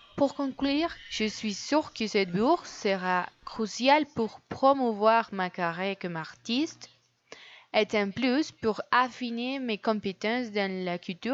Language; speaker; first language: French; non-native, learner; Spanish